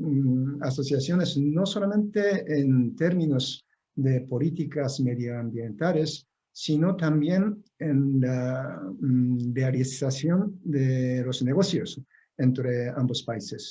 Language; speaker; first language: Spanish; non-native, fluent; Japanese